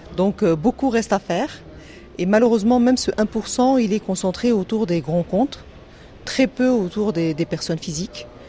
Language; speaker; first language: French; non-native, local second language; Arabic